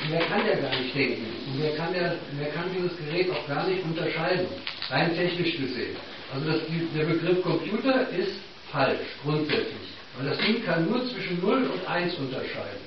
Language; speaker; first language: German; native; German